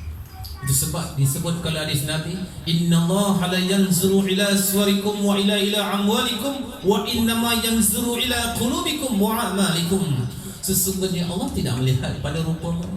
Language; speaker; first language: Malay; native; Malay